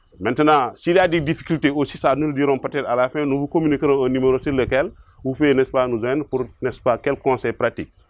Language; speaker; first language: French; non-native, local second language; Wolof